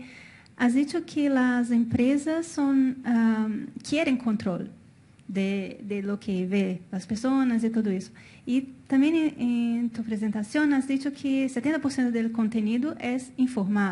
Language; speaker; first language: Spanish; non-native, fluent; Portuguese